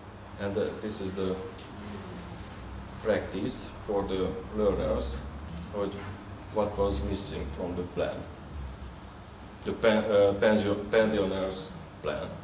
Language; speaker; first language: English; non-native, learner; Hungarian